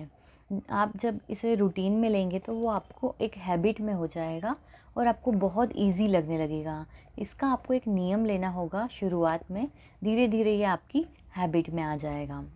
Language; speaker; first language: Hindi; native; Hindi